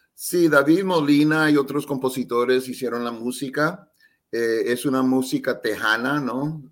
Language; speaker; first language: Spanish; early bilingual, heritage; Spanish